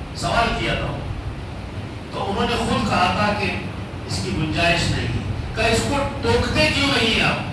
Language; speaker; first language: Urdu; native; Urdu